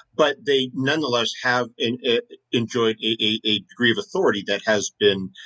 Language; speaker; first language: English; native; English